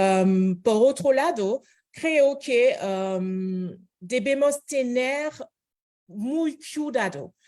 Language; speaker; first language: Spanish; non-native, fluent; French